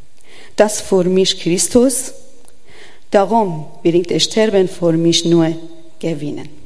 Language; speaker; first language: German; non-native, learner; Persian